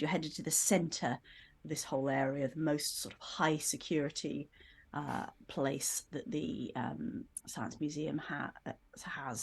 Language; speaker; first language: English; native; English